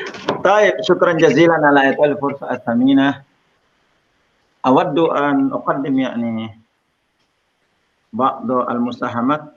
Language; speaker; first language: Arabic; non-native, fluent; Indonesian